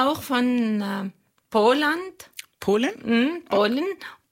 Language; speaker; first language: German; non-native, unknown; Arabic